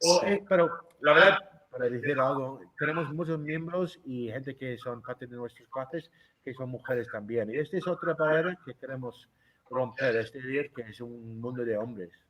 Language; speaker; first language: Spanish; non-native, fluent; English